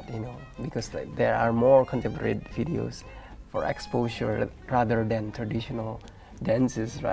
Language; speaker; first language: English; non-native, fluent; Indonesian